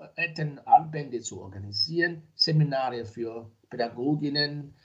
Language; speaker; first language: German; non-native, fluent; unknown